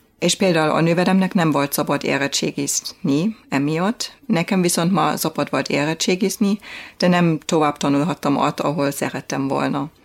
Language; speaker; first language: Hungarian; non-native, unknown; German